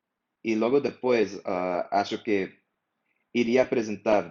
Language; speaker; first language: Portuguese; non-native, fluent; English